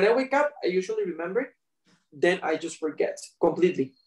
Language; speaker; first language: English; non-native, fluent; Spanish